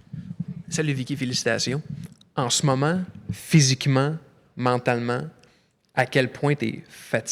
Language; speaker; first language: French; native; French